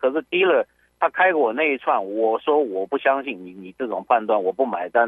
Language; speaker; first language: Chinese; native; Chinese